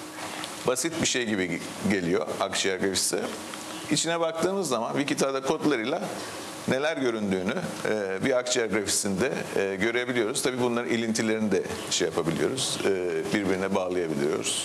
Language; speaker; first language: Turkish; native; Turkish